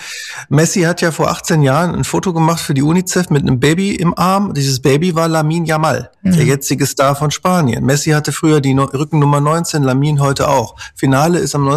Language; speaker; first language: German; native; German